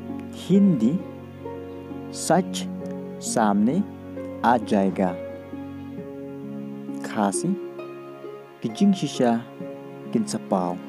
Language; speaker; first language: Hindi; non-native, local second language; Khasi